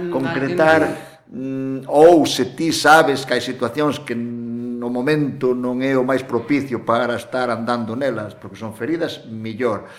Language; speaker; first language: Galician; native; Galician